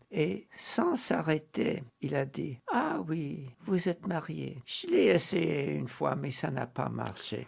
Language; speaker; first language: French; non-native, fluent; English